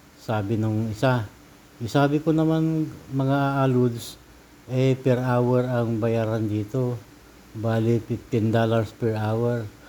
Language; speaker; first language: Filipino; native; Filipino